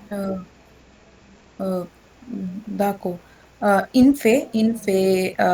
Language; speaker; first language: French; non-native, learner; Hindi